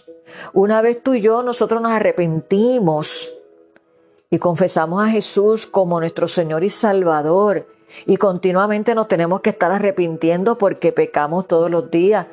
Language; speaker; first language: Spanish; native; Spanish